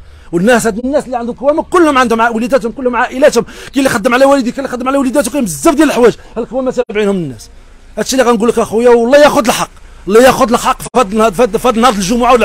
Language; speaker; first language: Arabic; native; Arabic